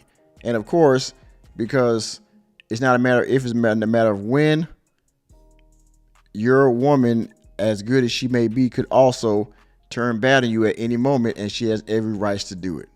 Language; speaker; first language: English; native; English